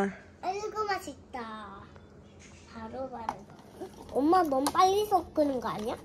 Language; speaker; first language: Korean; early bilingual, other home language; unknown